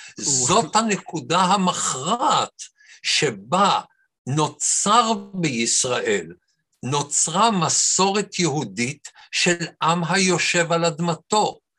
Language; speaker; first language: Hebrew; native; Hebrew